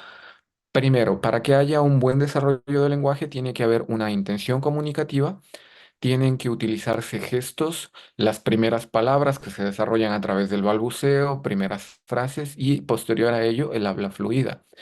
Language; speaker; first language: Spanish; native; Spanish